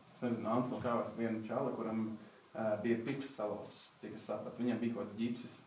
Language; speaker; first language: Latvian; native; Latvian